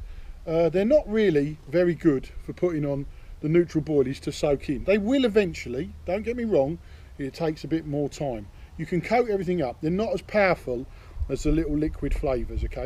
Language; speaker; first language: English; native; English